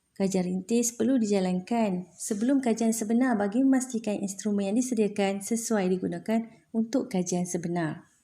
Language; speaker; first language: Malay; native; Malay